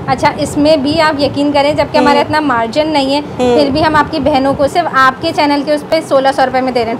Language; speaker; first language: Urdu; native; Urdu